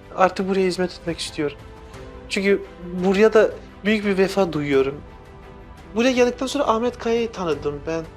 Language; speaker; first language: Turkish; non-native, local second language; Kurdish